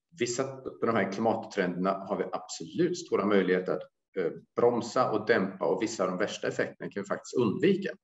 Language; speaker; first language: Swedish; native; Swedish